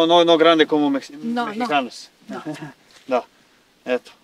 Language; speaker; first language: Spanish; non-native, learner; Serbian